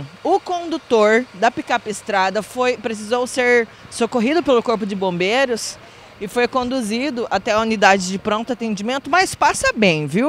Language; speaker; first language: Portuguese; native; Portuguese